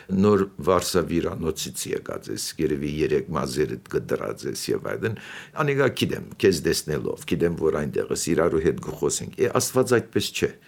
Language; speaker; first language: Armenian; native; Armenian